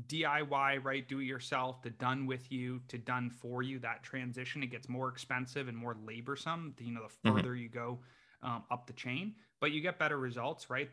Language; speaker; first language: English; native; English